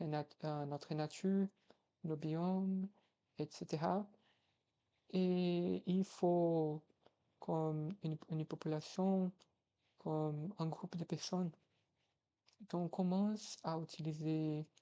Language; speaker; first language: French; non-native, fluent; Portuguese